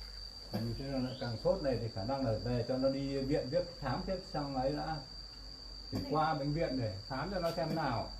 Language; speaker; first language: Vietnamese; native; Vietnamese